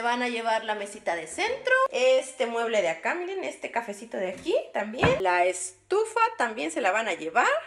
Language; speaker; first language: Spanish; native; Spanish